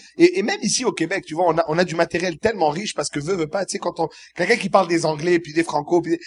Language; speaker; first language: French; early bilingual, other home language; Arabic